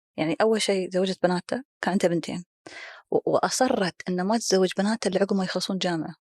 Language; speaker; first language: Egyptian Arabic; non-native, fluent; Arabic